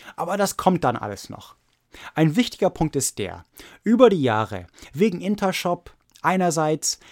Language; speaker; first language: German; non-native, fluent; English